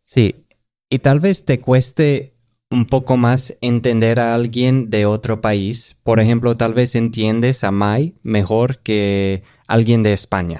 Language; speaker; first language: Spanish; non-native, fluent; English